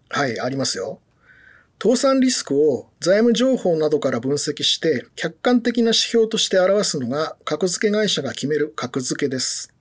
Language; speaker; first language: Japanese; native; Japanese